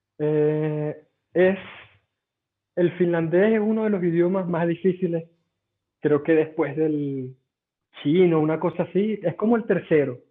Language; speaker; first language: Spanish; native; Spanish